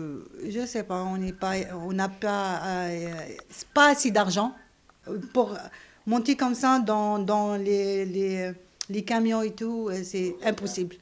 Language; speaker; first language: French; non-native, learner; Arabic